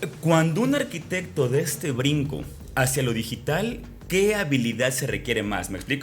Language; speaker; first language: Spanish; native; Spanish